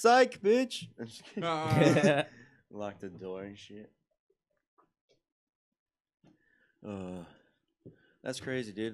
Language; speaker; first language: English; early bilingual, other home language; Spanish